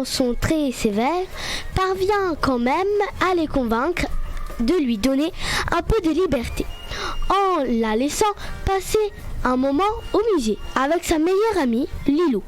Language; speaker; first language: French; native; French